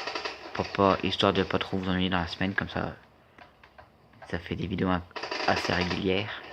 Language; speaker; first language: French; native; French